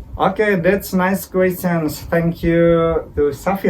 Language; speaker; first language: English; non-native, fluent; Indonesian